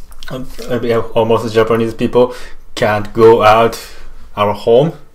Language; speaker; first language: English; non-native, learner; Japanese